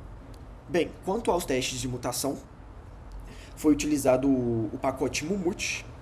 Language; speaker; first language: Portuguese; native; Portuguese